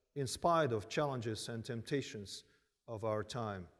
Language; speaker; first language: English; early bilingual, other home language; Korean